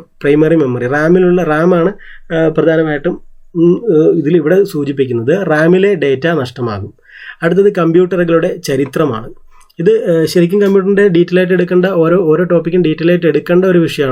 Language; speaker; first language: Malayalam; native; Malayalam